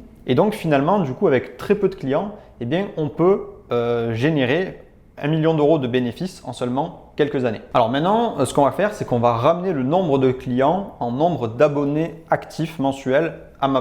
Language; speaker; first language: French; native; French